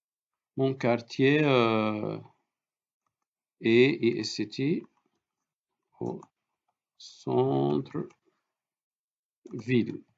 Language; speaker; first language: French; non-native, fluent; Arabic